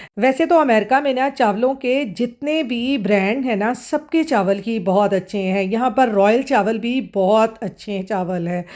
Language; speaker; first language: Urdu; non-native, local second language; Punjabi